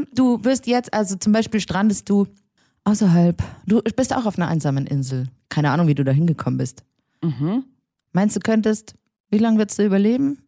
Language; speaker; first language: German; native; German